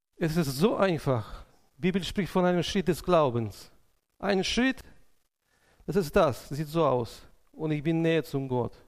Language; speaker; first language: German; non-native, fluent; Russian